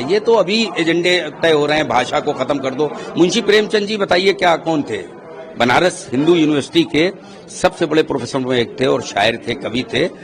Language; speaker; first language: Hindi; native; Hindi